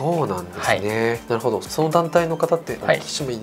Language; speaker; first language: Japanese; native; Japanese